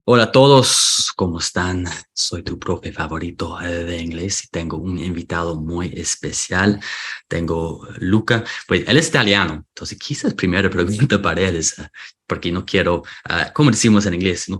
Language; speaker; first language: Spanish; non-native, fluent; English